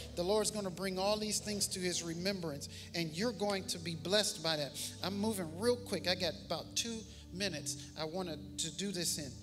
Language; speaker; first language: English; native; English